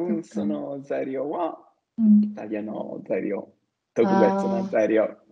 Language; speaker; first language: Japanese; non-native, learner; Italian